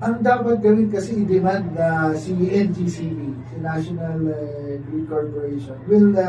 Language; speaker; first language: Filipino; native; Filipino